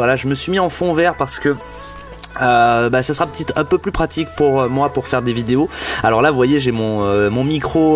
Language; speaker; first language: French; native; French